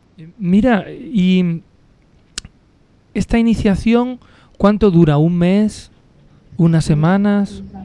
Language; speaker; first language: Spanish; native; Spanish